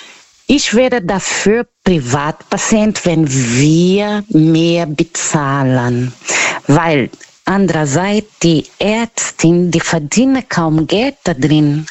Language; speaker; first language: German; non-native, learner; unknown